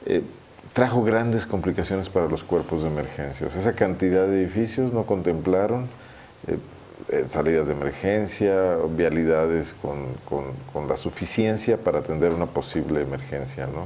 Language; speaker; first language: Spanish; native; Spanish